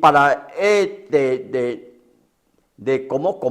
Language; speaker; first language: Spanish; non-native, learner; Chinese